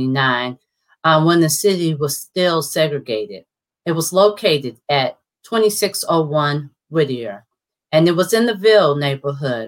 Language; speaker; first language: English; native; English